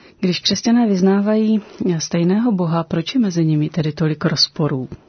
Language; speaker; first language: Czech; native; Czech